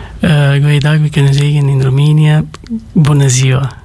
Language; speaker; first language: Dutch; non-native, learner; Romanian